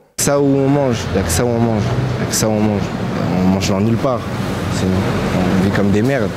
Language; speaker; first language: French; native; French